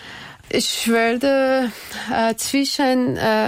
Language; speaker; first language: German; non-native, learner; Persian